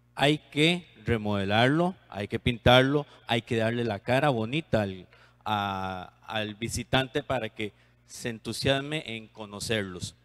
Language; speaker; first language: Spanish; native; Spanish